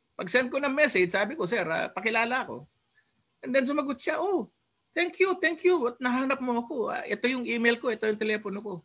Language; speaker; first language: Filipino; non-native, local second language; Iloko